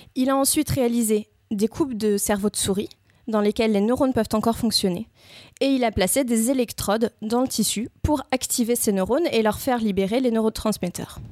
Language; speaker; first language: French; native; French